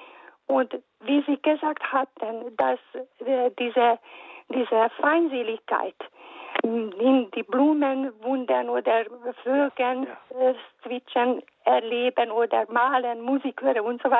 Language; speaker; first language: German; non-native, fluent; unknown